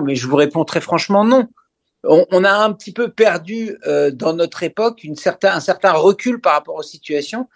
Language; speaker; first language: French; native; French